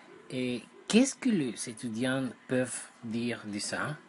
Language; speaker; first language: French; non-native, fluent; Spanish